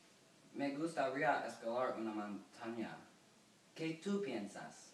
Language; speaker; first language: Spanish; non-native, learner; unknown